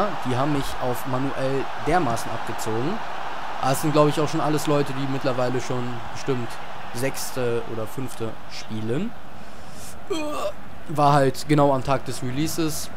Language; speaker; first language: German; native; German